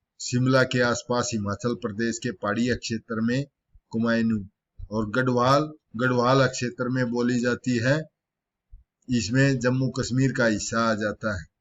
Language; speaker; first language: Hindi; native; Hindi